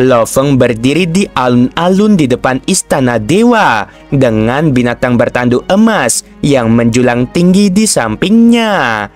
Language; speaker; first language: Indonesian; native; Indonesian